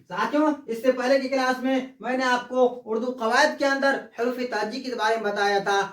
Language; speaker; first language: Urdu; native; Urdu